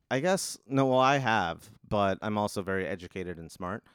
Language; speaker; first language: English; native; English